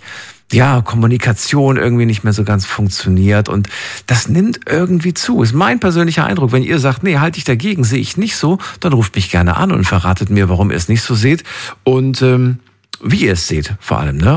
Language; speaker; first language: German; native; German